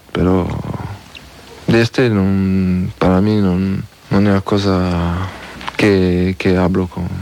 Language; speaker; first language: Spanish; non-native, learner; French